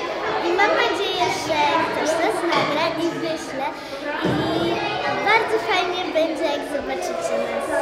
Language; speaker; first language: Polish; non-native, learner; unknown